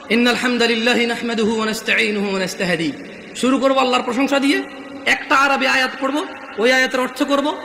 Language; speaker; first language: Bangla; native; Bangla